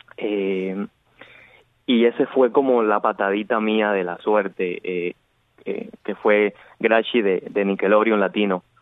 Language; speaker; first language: Spanish; native; Spanish